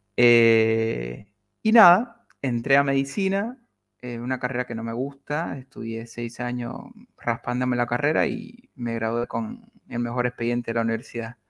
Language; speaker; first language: Spanish; native; Spanish